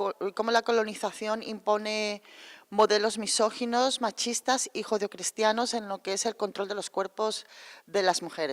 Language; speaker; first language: Spanish; native; Spanish